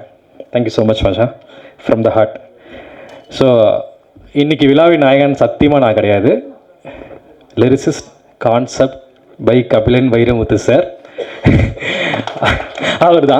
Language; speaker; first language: Tamil; native; Tamil